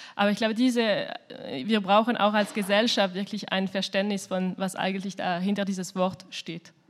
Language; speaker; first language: German; non-native, fluent; French